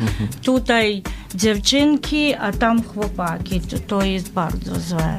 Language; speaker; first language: Polish; non-native, learner; Ukrainian